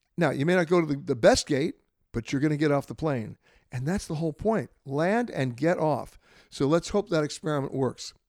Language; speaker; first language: English; native; English